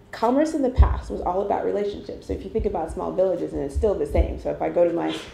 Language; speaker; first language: English; non-native, local second language; Igbo